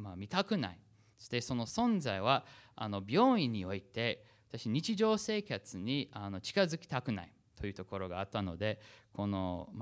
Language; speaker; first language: Japanese; non-native, fluent; English